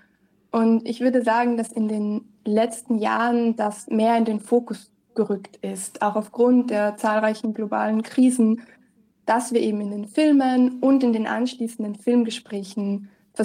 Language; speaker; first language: German; native; German